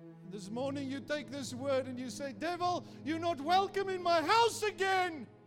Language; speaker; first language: English; non-native, local second language; Afrikaans